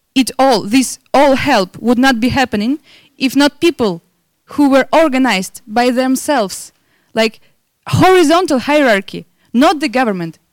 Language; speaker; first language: English; non-native, fluent; Belarusian